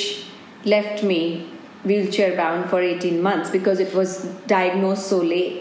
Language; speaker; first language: English; non-native, local second language; Hindi